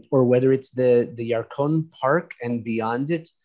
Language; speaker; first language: English; native; English